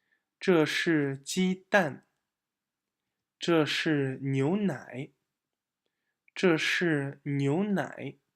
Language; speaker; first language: Chinese; non-native, fluent; English